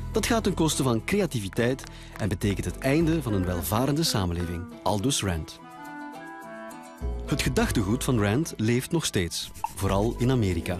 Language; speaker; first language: Dutch; native; Dutch